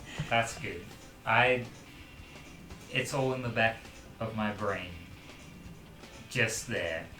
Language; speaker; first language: English; native; English